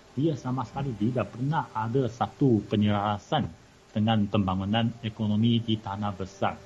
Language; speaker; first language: Malay; non-native, fluent; Chinese